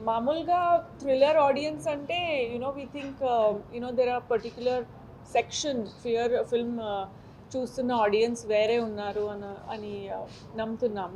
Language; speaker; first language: Telugu; non-native, learner; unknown